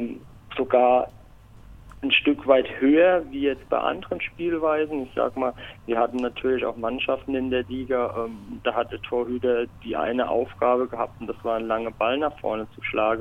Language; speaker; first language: German; native; German